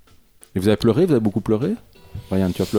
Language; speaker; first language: French; native; French